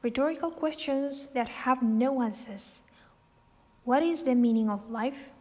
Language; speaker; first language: English; non-native, fluent; Kazakh